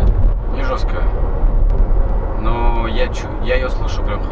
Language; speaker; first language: Russian; native; Russian